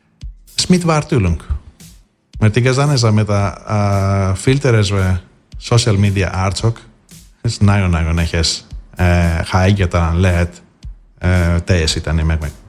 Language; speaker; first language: Hungarian; non-native, fluent; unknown